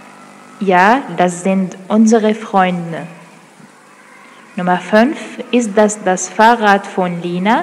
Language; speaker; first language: German; non-native, fluent; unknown